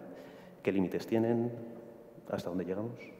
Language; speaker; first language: Spanish; native; Spanish